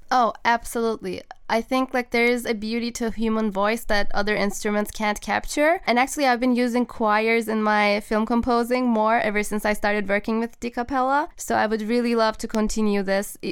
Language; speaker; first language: English; non-native, fluent; Turkish